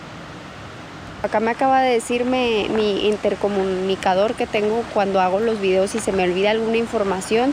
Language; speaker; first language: Spanish; native; Spanish